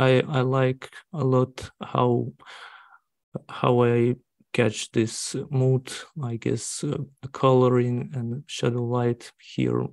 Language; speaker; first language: English; non-native, learner; Russian